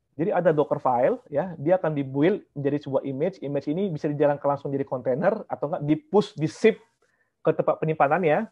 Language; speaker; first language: Indonesian; native; Indonesian